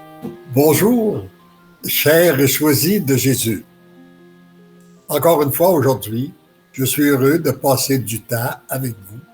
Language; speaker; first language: French; native; French